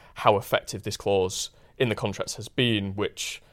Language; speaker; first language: English; native; English